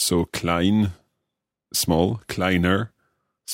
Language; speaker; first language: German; non-native, learner; English